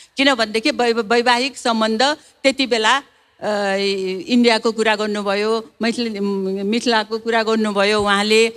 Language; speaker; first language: Nepali; non-native, local second language; Newari